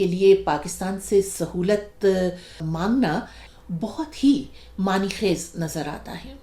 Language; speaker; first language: Urdu; native; Urdu